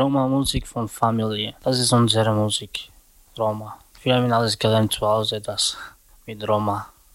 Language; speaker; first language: German; non-native, learner; Romany